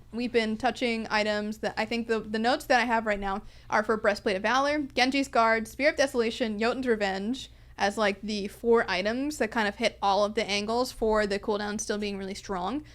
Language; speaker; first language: English; native; English